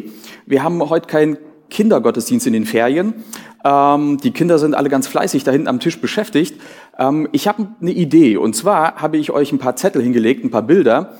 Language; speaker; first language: German; native; German